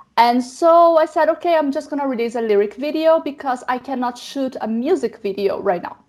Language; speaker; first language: English; non-native, fluent; Portuguese